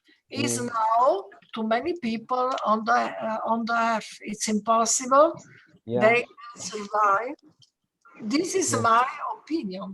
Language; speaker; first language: English; non-native, learner; Italian